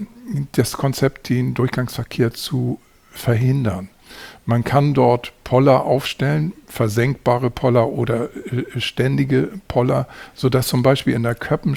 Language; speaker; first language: German; native; German